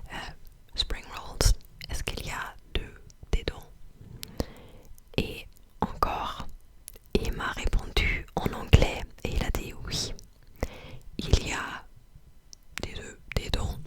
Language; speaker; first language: French; non-native, fluent; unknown